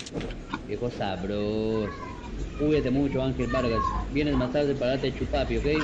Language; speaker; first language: Spanish; native; Spanish